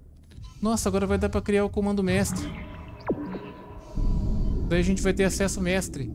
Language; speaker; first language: Portuguese; native; Portuguese